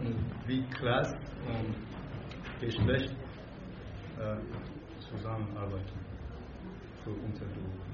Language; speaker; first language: German; non-native, fluent; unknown